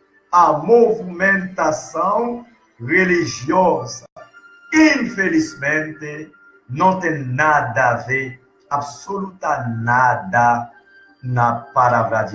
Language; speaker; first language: Portuguese; non-native, learner; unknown